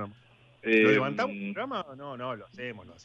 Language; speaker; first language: Spanish; native; Spanish